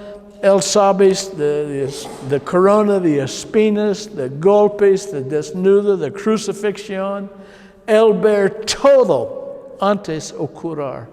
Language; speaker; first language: Spanish; non-native, learner; English